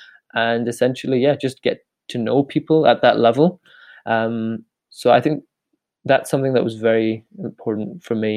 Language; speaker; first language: English; native; English